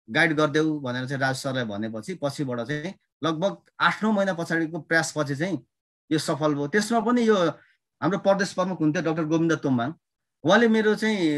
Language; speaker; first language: Nepali; non-native, local second language; Limbu